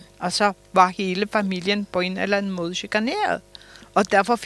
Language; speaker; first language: Danish; early bilingual, other home language; Polish